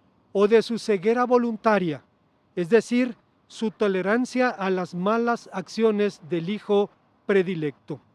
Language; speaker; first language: Spanish; native; Spanish